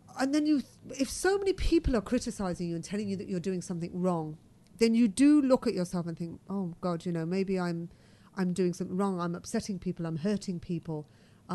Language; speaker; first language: English; native; English